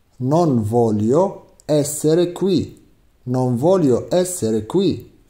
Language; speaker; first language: Italian; non-native, fluent; Arabic